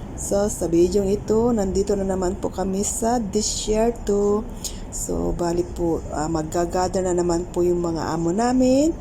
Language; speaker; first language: Filipino; native; Filipino